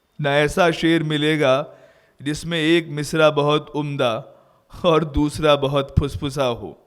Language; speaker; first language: Urdu; native; Urdu